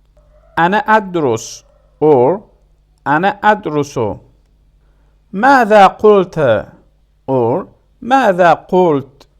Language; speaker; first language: Arabic; non-native, fluent; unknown